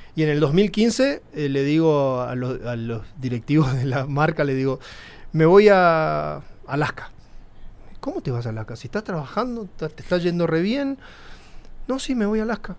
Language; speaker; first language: Spanish; native; Spanish